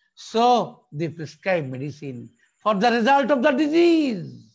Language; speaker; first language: English; non-native, local second language; Bangla